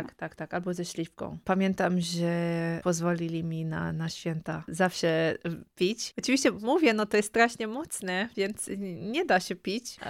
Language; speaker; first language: Polish; non-native, fluent; Romanian